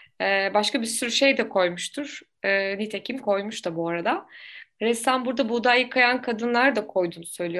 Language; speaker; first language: Turkish; native; Turkish